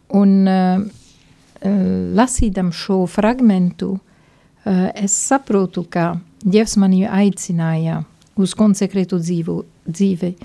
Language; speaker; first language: Latvian; non-native, fluent; Italian